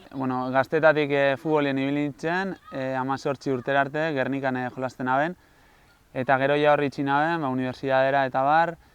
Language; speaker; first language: Basque; native; Basque